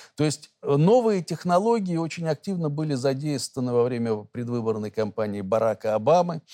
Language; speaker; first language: Russian; native; Russian